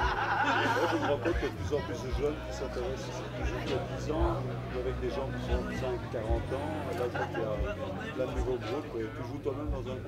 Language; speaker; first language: French; native; French